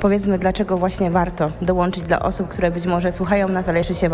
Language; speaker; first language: Polish; native; Polish